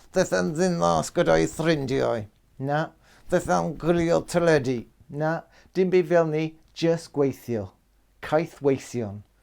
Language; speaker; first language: Welsh; non-native, local second language; English